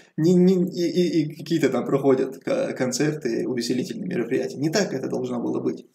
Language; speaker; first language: Russian; non-native, local second language; Chechen